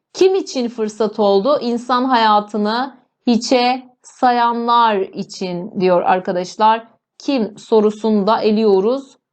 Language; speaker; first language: Turkish; native; Turkish